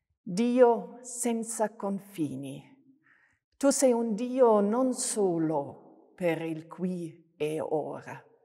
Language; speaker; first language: Italian; non-native, fluent; German